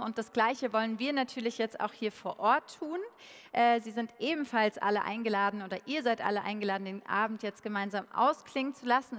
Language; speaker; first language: German; native; German